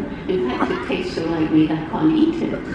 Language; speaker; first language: English; native; English